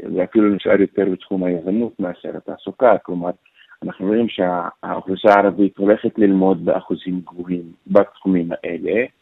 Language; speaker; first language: Hebrew; non-native, local second language; Arabic